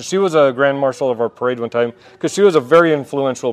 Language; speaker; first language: English; native; English